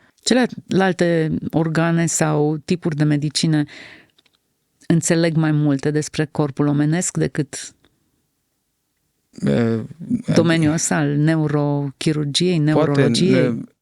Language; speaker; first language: Romanian; native; Romanian